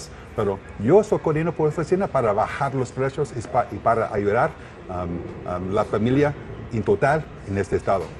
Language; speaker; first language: Spanish; non-native, learner; English